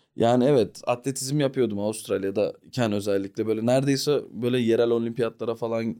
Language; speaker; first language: Turkish; early bilingual, heritage; Turkish